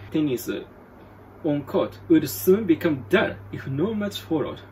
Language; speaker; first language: English; non-native, fluent; Japanese